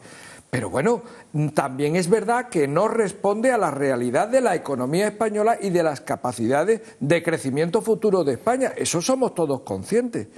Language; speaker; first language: Spanish; native; Spanish